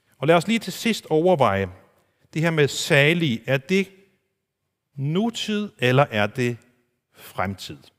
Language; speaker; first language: Danish; non-native, local second language; Faroese